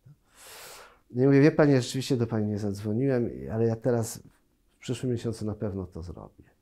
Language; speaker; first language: Polish; native; Polish